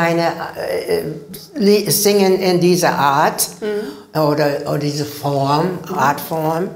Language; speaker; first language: German; non-native, learner; English